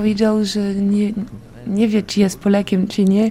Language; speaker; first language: Polish; non-native, learner; French